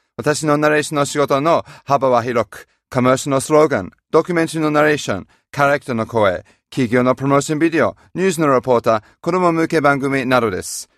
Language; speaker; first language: Japanese; non-native, fluent; English